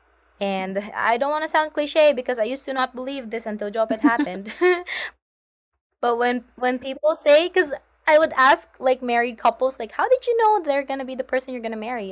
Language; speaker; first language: English; non-native, local second language; Filipino